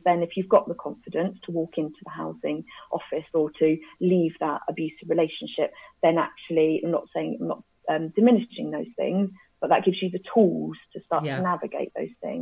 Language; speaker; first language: English; native; English